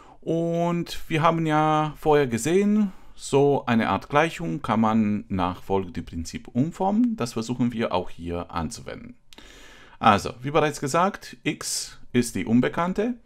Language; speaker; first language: German; non-native, fluent; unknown